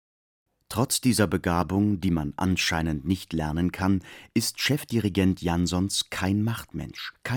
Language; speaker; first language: German; native; German